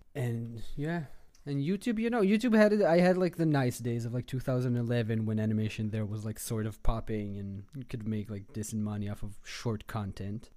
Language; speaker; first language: English; non-native, fluent; Hebrew